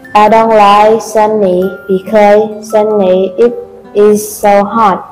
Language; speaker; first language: English; non-native, learner; Vietnamese